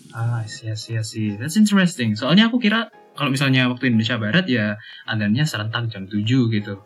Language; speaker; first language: Indonesian; non-native, local second language; Javanese